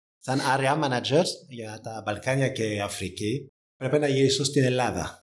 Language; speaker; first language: Greek; non-native, fluent; French